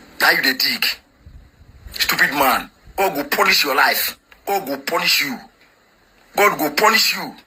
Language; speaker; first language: Nigerian Pidgin; non-native, local second language; Igbo